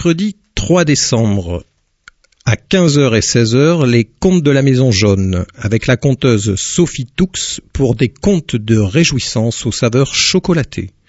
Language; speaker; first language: French; native; French